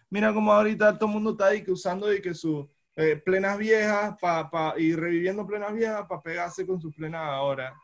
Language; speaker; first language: Spanish; native; Spanish